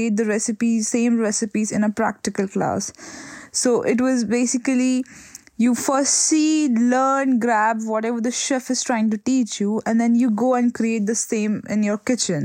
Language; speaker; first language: English; non-native, local second language; Hindi